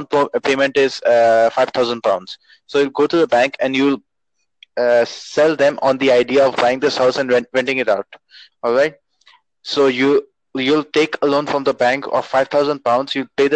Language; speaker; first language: English; non-native, local second language; Urdu